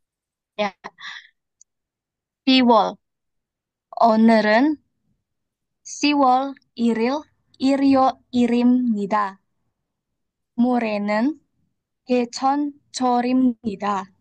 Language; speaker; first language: Korean; non-native, learner; Indonesian